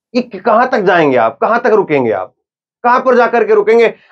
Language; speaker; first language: Hindi; native; Hindi